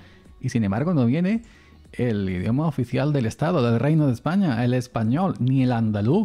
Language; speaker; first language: Spanish; native; Spanish